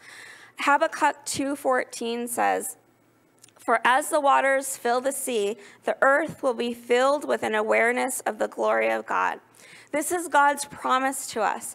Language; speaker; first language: English; native; English